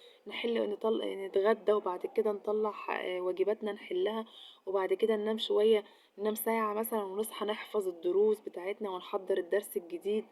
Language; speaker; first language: Arabic; native; Arabic